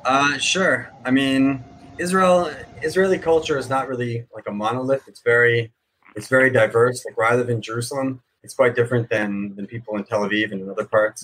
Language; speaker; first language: English; native; English